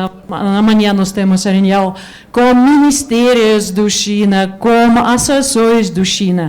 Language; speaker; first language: Portuguese; non-native, learner; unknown